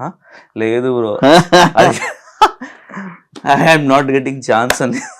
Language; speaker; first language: Telugu; non-native, local second language; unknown